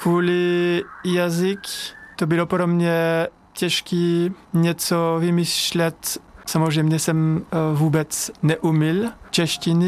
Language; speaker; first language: Czech; non-native, learner; French